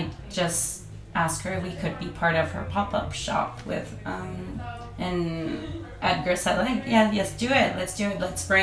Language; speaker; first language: English; non-native, fluent; Spanish